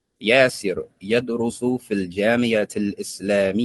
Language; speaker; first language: Arabic; non-native, learner; English